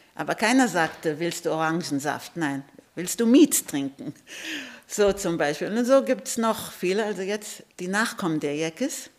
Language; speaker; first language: German; early bilingual, heritage; Hebrew